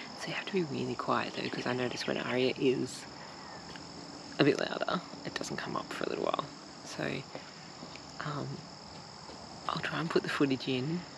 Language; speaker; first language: English; native; English